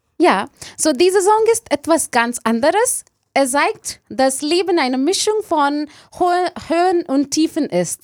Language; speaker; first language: German; non-native, learner; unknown